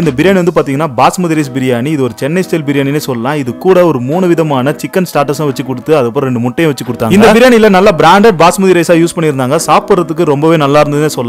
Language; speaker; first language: Tamil; native; Tamil